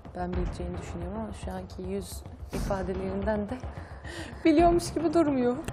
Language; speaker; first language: Turkish; native; Turkish